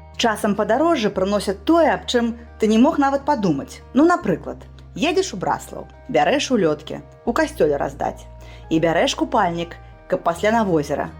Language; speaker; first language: Belarusian; native; Belarusian